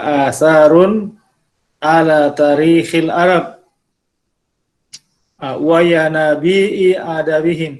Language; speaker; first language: Arabic; non-native, fluent; Indonesian